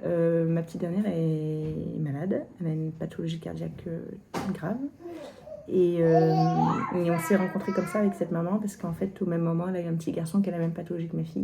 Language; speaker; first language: French; native; French